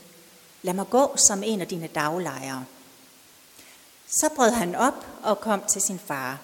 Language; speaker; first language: Danish; native; Danish